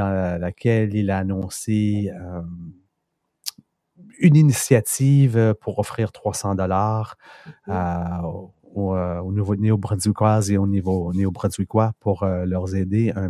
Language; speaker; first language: French; native; French